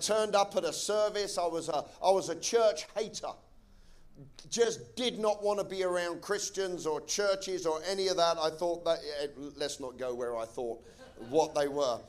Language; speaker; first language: English; native; English